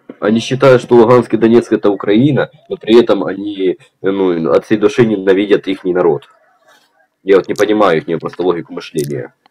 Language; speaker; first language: Russian; native; Russian